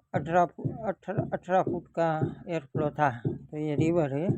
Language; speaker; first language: Hindi; non-native, local second language; Gujarati